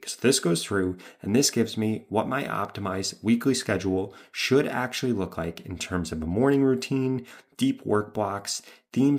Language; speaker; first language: English; native; English